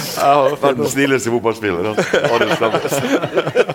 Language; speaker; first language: Norwegian; native; Norwegian